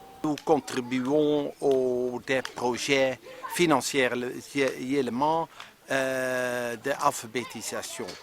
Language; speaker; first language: French; non-native, learner; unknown